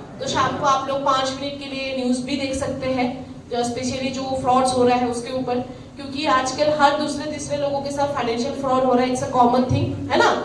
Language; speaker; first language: Hindi; non-native, local second language; Assamese